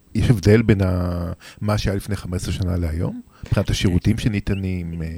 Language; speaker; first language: Hebrew; native; Hebrew